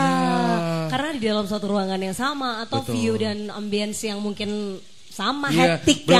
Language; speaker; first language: Indonesian; native; Indonesian